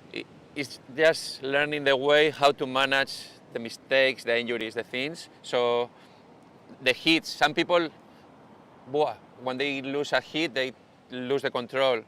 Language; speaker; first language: English; non-native, fluent; Spanish